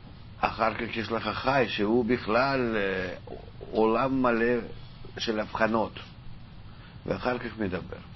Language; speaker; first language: Hebrew; non-native, fluent; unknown